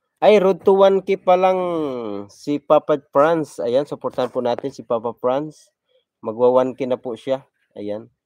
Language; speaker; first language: Filipino; non-native, local second language; Cebuano